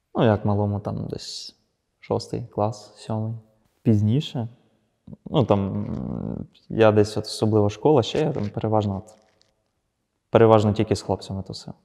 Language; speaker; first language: Ukrainian; early bilingual, other home language; Russian